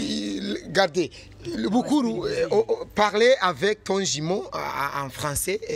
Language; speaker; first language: French; non-native, local second language; Rundi